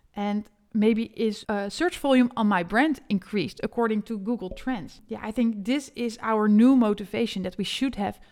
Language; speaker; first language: English; non-native, fluent; Dutch